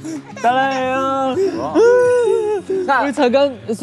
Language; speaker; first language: Korean; non-native, learner; Chinese